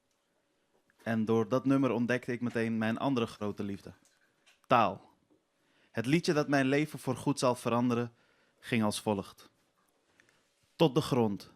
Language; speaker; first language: Dutch; early bilingual, other home language; Persian